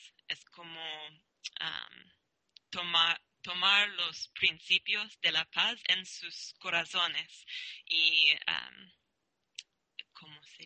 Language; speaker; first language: Spanish; non-native, learner; English